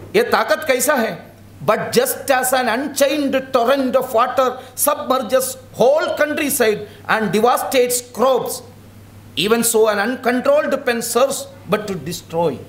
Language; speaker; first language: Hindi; non-native, local second language; Malayalam